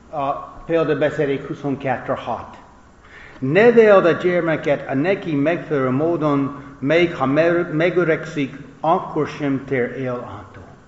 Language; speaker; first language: Hungarian; non-native, fluent; English